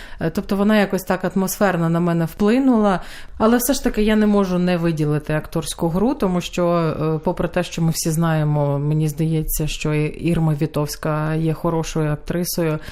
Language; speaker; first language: Ukrainian; native; Ukrainian